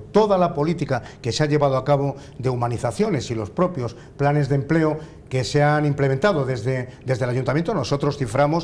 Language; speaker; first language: Spanish; native; Spanish